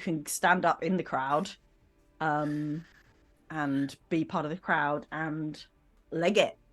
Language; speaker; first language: English; native; English